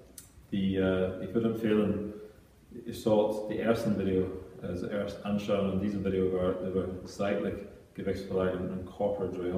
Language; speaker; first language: German; non-native, fluent; English